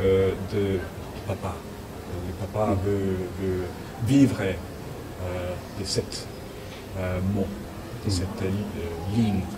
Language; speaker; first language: French; non-native, learner; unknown